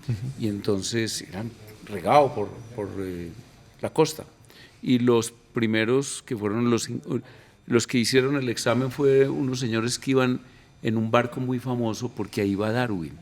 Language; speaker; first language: Spanish; native; Spanish